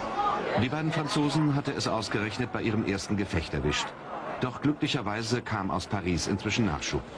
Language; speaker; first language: German; native; German